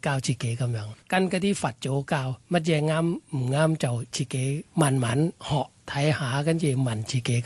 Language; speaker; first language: Cantonese; non-native, learner; Thai